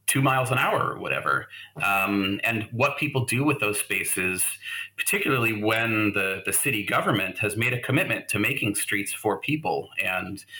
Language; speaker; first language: English; native; English